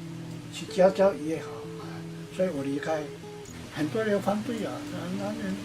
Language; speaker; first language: Chinese; non-native, local second language; Amis